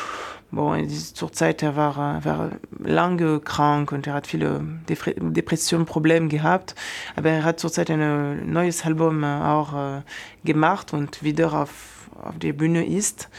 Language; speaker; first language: German; non-native, fluent; French